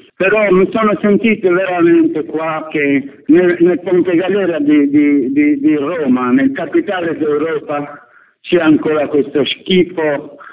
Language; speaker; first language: Italian; non-native, fluent; Albanian